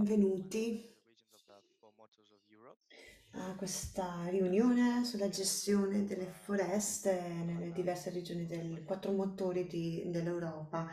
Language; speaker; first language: Italian; non-native, fluent; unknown